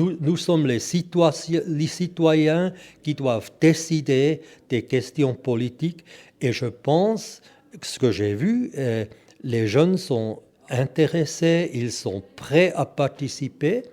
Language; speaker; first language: French; non-native, local second language; German